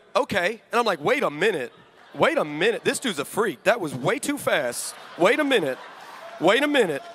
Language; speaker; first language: English; native; English